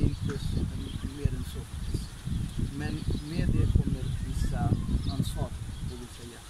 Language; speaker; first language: Swedish; non-native, fluent; Arabic